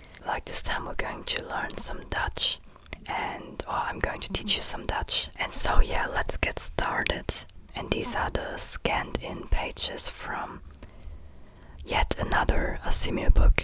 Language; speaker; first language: English; non-native, fluent; German